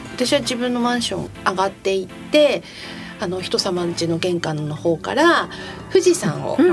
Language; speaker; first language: Japanese; native; Japanese